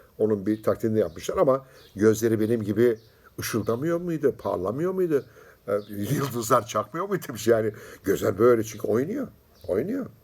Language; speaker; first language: Turkish; native; Turkish